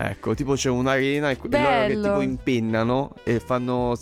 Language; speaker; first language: Italian; native; Italian